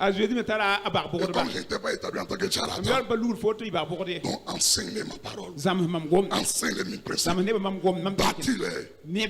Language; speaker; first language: French; non-native, local second language; Fon